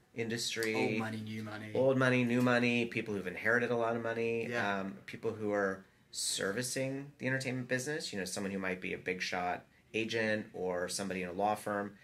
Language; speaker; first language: English; native; English